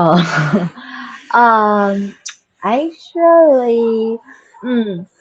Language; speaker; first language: English; non-native, learner; Vietnamese